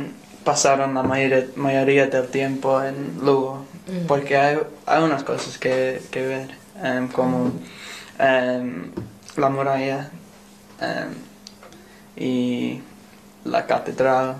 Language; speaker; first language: Spanish; non-native, learner; English